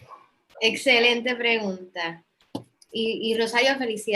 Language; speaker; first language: Spanish; native; Spanish